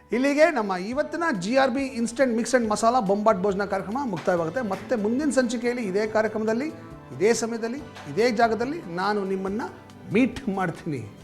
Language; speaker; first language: Kannada; native; Kannada